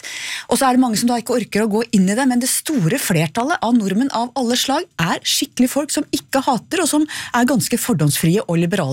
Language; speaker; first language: Norwegian; native; Norwegian